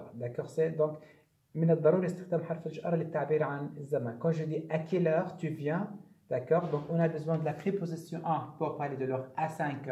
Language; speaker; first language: French; non-native, fluent; Arabic